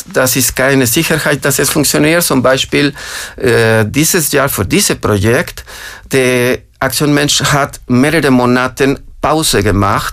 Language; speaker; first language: German; non-native, fluent; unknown